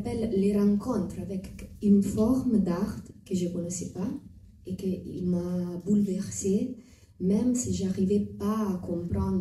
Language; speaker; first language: French; non-native, fluent; Italian